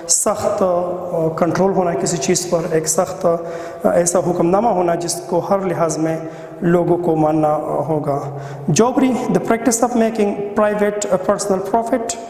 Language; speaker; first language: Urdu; non-native, local second language; Pashto